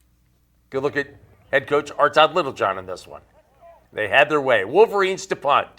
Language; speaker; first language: English; native; English